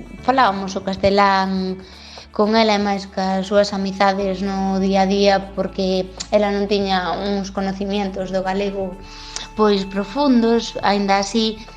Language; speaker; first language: Galician; non-native, local second language; Spanish